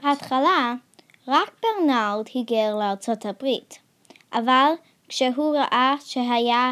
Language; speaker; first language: Hebrew; non-native, learner; English